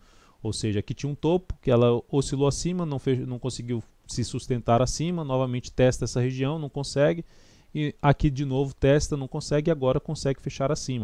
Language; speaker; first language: Portuguese; native; Portuguese